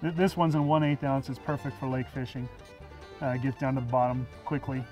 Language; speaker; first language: English; native; English